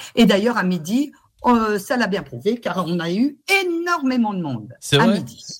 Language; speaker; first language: French; native; French